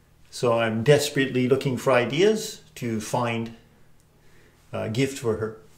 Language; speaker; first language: English; native; English